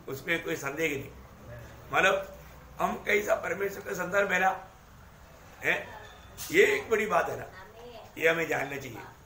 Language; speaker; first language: Hindi; non-native, local second language; Malayalam